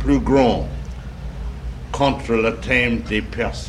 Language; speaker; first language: French; non-native, learner; English